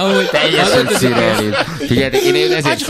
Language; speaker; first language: Hungarian; native; Hungarian